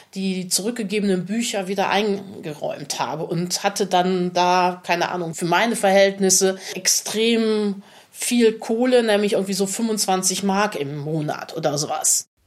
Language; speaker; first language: German; native; German